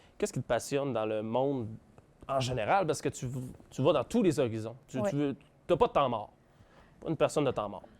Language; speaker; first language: French; native; French